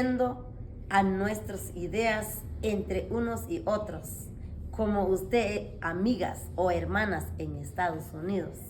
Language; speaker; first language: Spanish; non-native, local second language; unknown